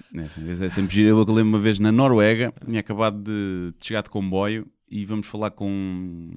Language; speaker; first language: Portuguese; native; Portuguese